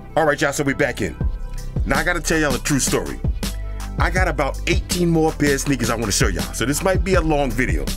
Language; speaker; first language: English; native; English